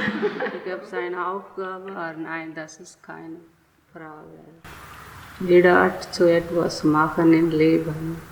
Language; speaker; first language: German; non-native, learner; Telugu